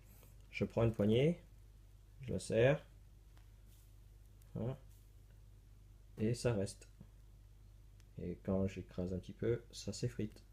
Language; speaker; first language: French; native; French